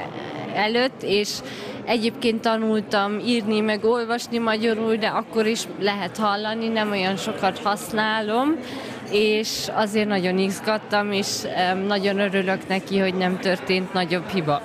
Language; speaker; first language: Hungarian; early bilingual, heritage; German